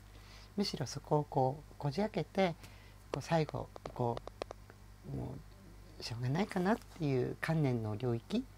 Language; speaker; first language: Japanese; native; Japanese